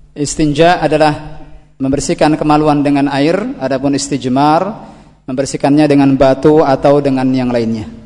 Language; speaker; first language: Indonesian; native; Indonesian